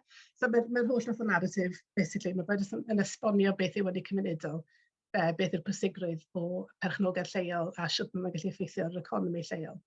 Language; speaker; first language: Welsh; native; Welsh